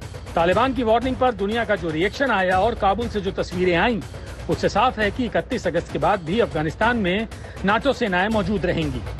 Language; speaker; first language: Hindi; native; Hindi